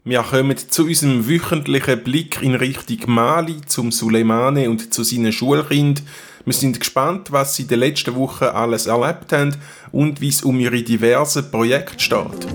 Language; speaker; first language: German; native; German